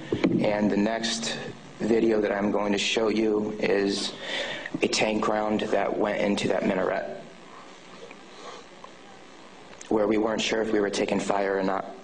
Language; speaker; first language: English; native; English